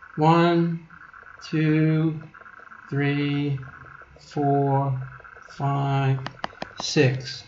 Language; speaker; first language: English; native; English